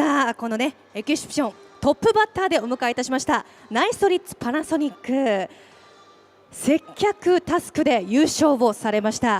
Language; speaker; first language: Japanese; native; Japanese